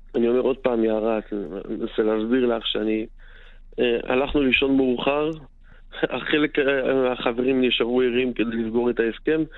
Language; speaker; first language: Hebrew; native; Hebrew